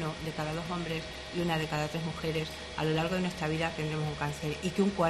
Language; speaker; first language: Spanish; native; Spanish